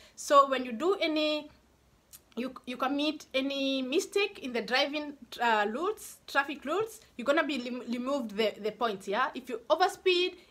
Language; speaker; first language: English; non-native, local second language; Kikuyu